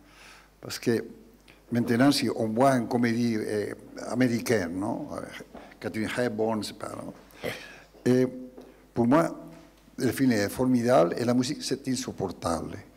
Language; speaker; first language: French; non-native, learner; Spanish